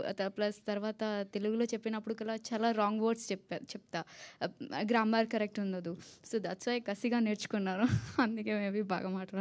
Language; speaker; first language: Telugu; non-native, learner; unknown